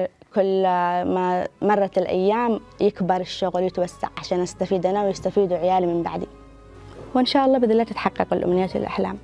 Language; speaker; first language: Arabic; native; Arabic